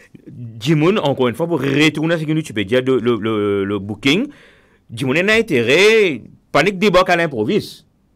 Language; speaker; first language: French; non-native, local second language; Morisyen